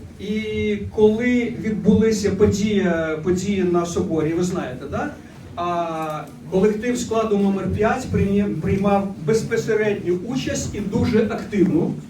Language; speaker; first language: Ukrainian; native; Ukrainian